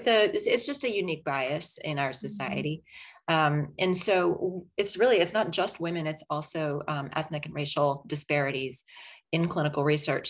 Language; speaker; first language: English; native; English